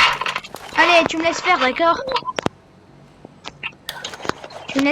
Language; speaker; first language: French; native; French